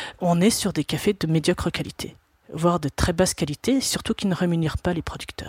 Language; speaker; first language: French; native; French